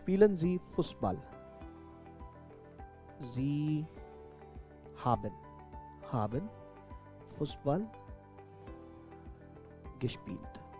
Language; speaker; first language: German; non-native, fluent; Hindi